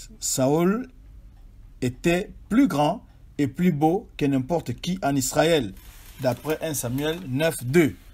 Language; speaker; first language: French; non-native, local second language; Swahili